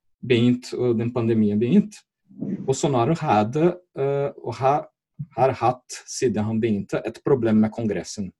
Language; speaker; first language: Norwegian; non-native, fluent; Portuguese